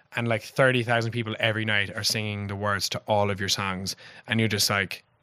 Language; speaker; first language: English; native; English